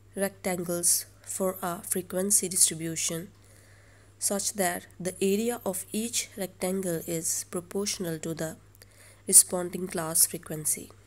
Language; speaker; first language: English; non-native, local second language; Urdu